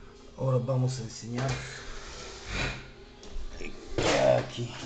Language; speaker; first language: Spanish; non-native, fluent; Bulgarian